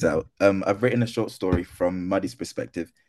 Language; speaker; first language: English; non-native, local second language; Akan